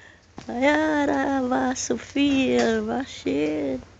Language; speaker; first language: German; non-native, learner; Filipino